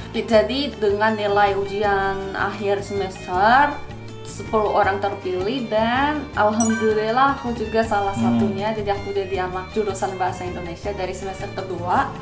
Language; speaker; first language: Indonesian; non-native, fluent; Korean